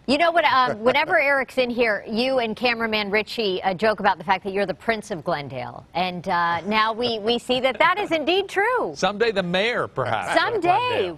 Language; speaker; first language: English; native; English